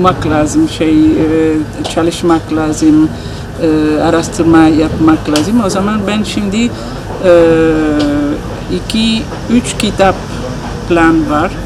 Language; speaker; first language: Turkish; non-native, learner; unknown